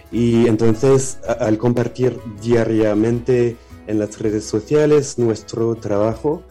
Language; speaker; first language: Spanish; non-native, learner; French